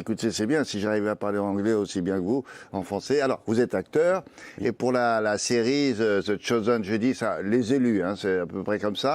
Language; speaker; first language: French; native; French